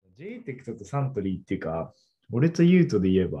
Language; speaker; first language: Japanese; native; Japanese